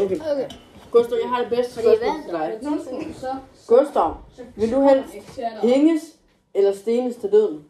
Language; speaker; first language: Danish; native; Danish